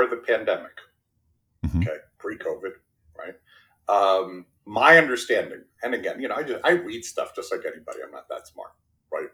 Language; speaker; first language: English; early bilingual, other home language; Spanish